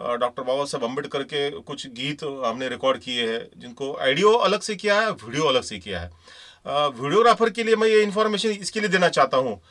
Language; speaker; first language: Hindi; non-native, local second language; Marathi